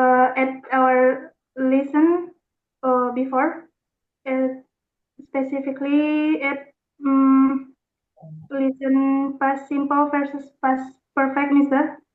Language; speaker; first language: English; non-native, learner; Indonesian